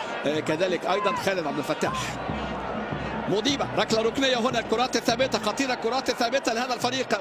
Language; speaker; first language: Arabic; native; Arabic